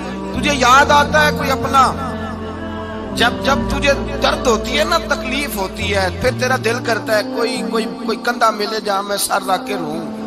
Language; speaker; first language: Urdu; non-native, local second language; Punjabi